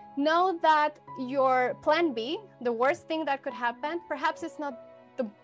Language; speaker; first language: English; non-native, fluent; Spanish